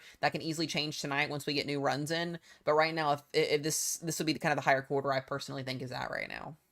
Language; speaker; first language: English; native; English